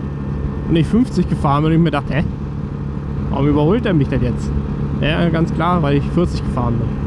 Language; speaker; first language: German; native; German